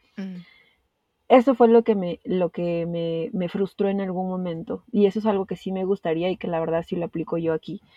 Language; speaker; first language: Spanish; native; Spanish